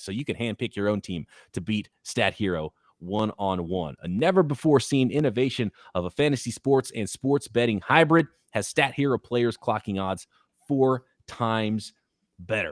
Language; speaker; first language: English; native; English